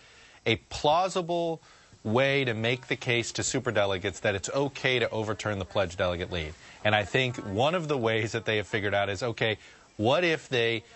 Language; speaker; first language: English; native; English